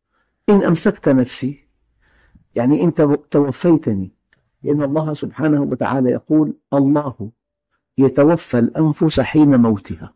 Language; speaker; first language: Arabic; native; Arabic